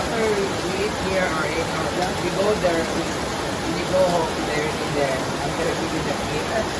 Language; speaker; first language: English; non-native, learner; Cebuano